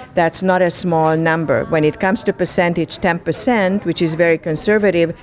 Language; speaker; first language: English; non-native, fluent; Hungarian